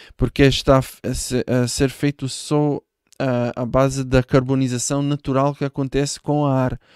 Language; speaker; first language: Portuguese; non-native, fluent; Hebrew